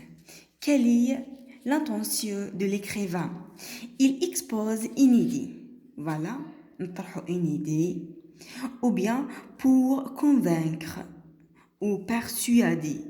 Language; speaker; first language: French; non-native, local second language; Arabic